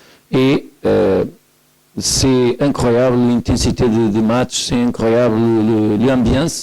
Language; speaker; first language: French; non-native, learner; Portuguese